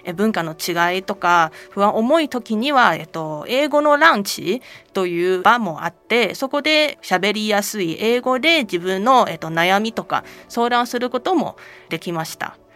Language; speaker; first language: Japanese; non-native, fluent; Chinese